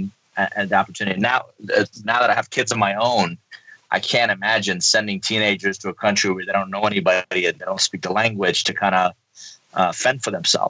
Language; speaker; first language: English; non-native, fluent; Persian